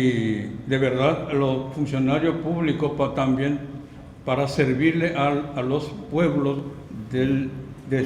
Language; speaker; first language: Spanish; non-native, fluent; Korean